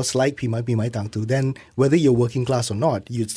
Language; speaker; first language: English; non-native, local second language; Malay